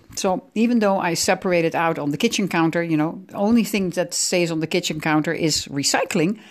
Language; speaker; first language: English; non-native, fluent; Dutch